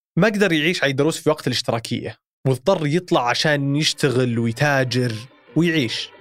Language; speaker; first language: Arabic; native; Arabic